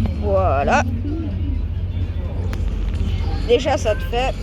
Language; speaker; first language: French; native; French